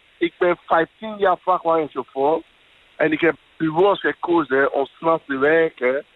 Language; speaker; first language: Dutch; non-native, fluent; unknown